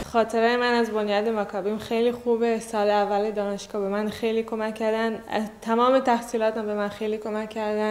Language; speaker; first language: Persian; early bilingual, heritage; Persian